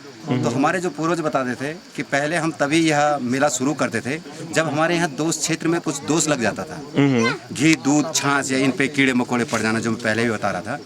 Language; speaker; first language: Hindi; native; Hindi